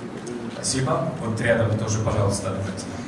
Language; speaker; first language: Russian; native; Russian